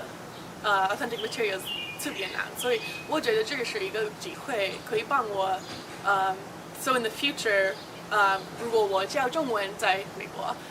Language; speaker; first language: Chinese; non-native, fluent; English